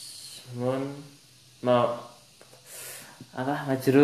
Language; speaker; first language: Arabic; non-native, learner; Indonesian